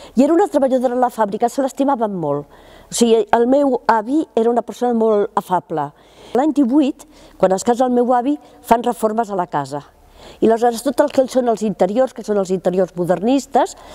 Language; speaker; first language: Catalan; native; Catalan